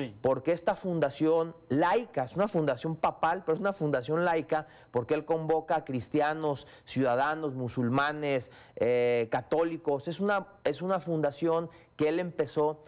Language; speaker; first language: Spanish; native; Spanish